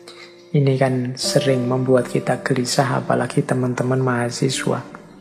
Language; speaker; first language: Indonesian; native; Indonesian